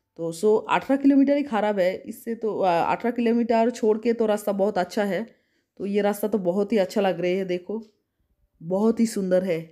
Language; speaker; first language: Hindi; non-native, local second language; Bangla